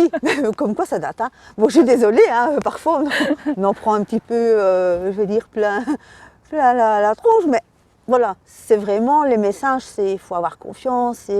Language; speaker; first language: French; native; French